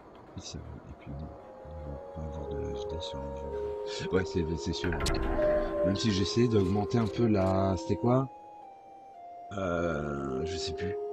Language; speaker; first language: French; native; French